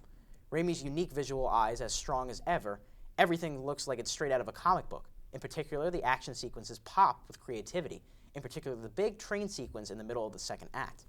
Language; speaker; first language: English; native; English